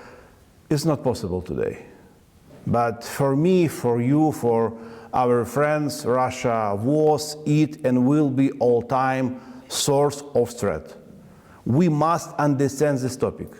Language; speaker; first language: English; non-native, learner; Ukrainian